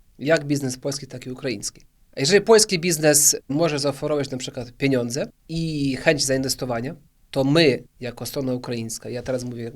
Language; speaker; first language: Polish; early bilingual, heritage; Polish